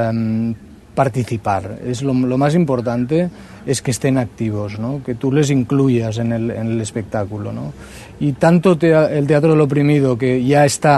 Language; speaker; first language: Spanish; native; Spanish